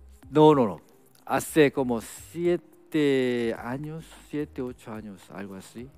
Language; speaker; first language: Spanish; non-native, fluent; Korean